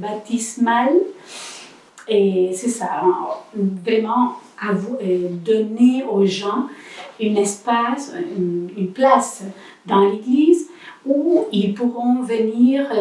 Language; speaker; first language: French; non-native, learner; Spanish